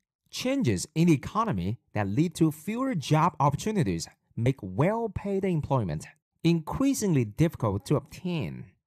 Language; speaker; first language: English; non-native, fluent; Chinese